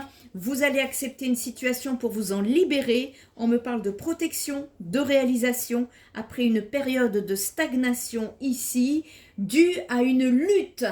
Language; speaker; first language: French; native; French